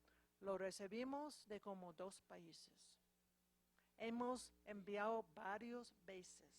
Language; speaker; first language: Spanish; non-native, fluent; English